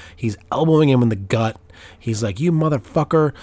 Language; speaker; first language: English; native; English